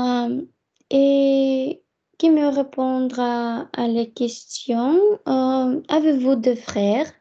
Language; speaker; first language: French; non-native, fluent; Russian